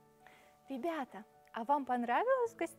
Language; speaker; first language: Russian; native; Russian